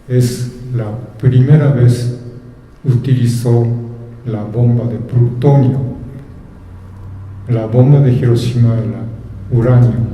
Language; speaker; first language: Spanish; non-native, fluent; Japanese